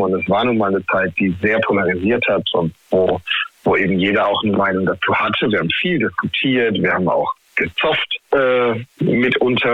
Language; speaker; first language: German; native; German